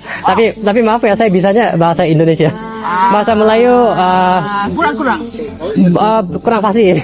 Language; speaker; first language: Indonesian; non-native, fluent; Korean